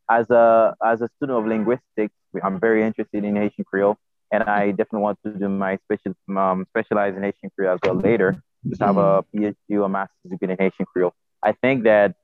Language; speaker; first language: English; non-native, fluent; Haitian Creole